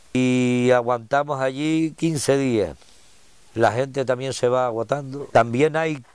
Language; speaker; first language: Spanish; native; Spanish